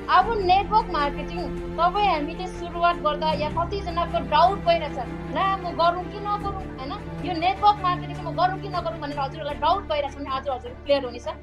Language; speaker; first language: Nepali; non-native, local second language; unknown